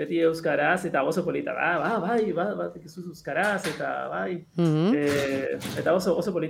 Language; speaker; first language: Basque; non-native, learner; Spanish